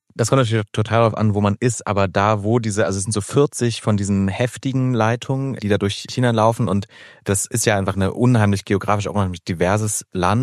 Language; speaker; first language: German; native; German